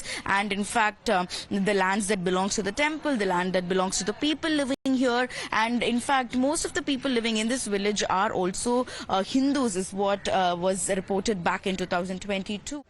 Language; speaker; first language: English; non-native, local second language; Tamil